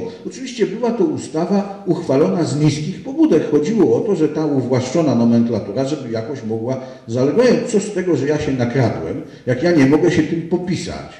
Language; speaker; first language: Polish; native; Polish